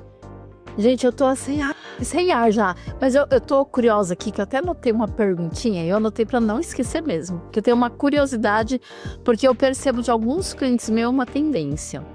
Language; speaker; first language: Portuguese; native; Portuguese